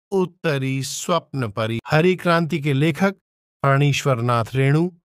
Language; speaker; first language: Hindi; native; Hindi